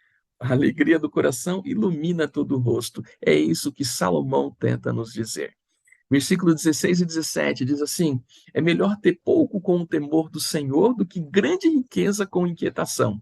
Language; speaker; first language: Portuguese; native; Portuguese